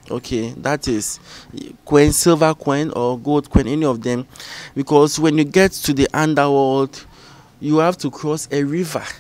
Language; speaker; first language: English; non-native, local second language; Ga